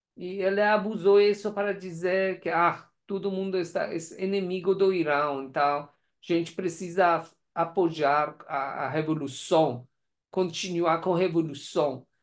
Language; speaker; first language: Portuguese; non-native, learner; Persian